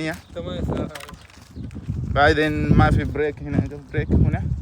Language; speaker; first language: Arabic; non-native, learner; Malayalam